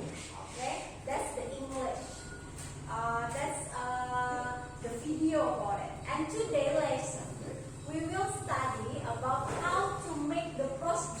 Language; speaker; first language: English; non-native, fluent; Indonesian